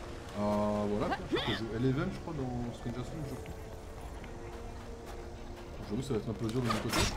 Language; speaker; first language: French; native; French